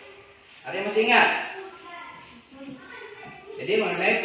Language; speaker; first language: Indonesian; native; Indonesian